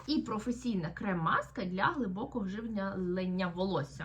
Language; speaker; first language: Ukrainian; native; Ukrainian